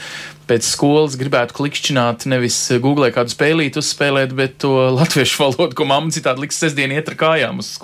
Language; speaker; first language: Latvian; native; Latvian